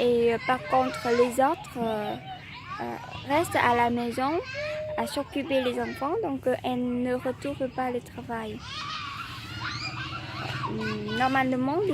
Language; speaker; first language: French; non-native, learner; Vietnamese